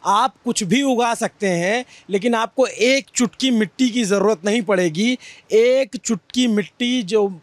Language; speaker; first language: Hindi; native; Hindi